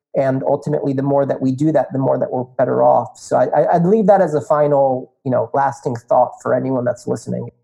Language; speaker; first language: English; native; English